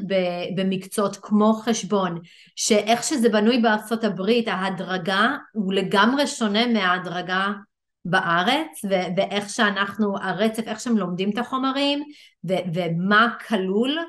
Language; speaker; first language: Hebrew; non-native, fluent; English